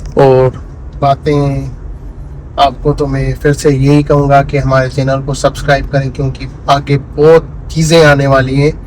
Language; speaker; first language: Urdu; non-native, local second language; Sindhi